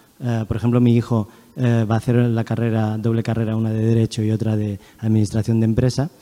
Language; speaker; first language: Spanish; early bilingual, other home language; Chinese